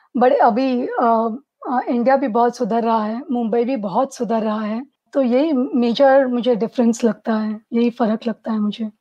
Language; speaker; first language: Hindi; non-native, local second language; Marathi